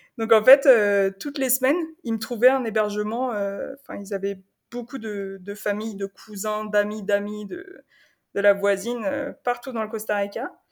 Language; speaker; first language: French; native; French